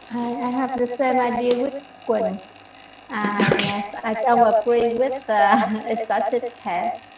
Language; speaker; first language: English; non-native, learner; Vietnamese